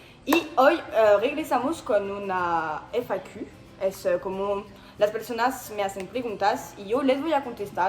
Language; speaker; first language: Spanish; non-native, learner; French